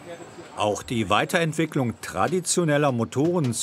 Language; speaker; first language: German; native; German